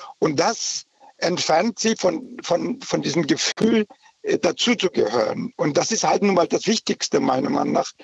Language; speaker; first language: German; early bilingual, other home language; Turkish